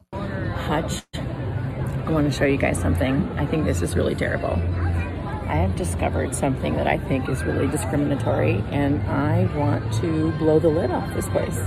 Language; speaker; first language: English; early bilingual, other home language; Norwegian